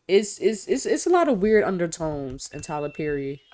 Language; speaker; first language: English; native; English